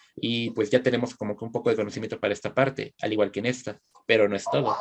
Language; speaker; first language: Spanish; native; Spanish